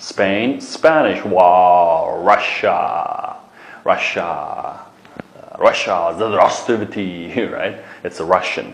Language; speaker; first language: English; non-native, fluent; Uyghur